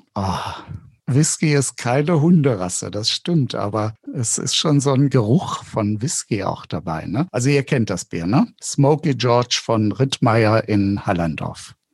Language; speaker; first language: German; native; German